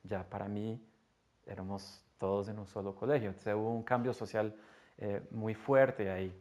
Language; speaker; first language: Spanish; non-native, fluent; English